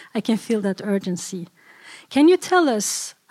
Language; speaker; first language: English; early bilingual, other home language; Turkish